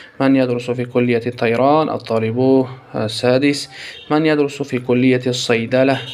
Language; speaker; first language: Arabic; non-native, fluent; Tajik